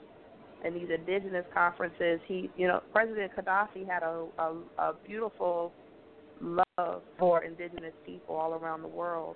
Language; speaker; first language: English; native; English